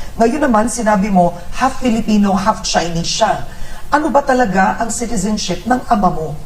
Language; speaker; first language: Filipino; native; Filipino